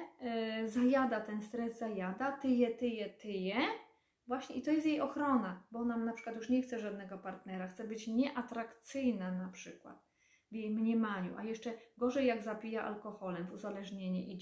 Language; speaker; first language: Polish; native; Polish